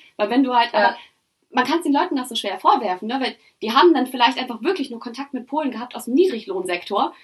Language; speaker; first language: German; early bilingual, other home language; Polish